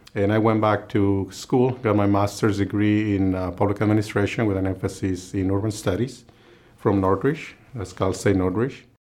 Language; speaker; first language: English; non-native, fluent; Spanish